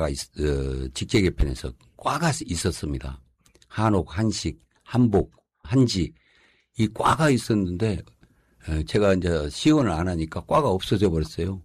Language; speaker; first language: Korean; native; Korean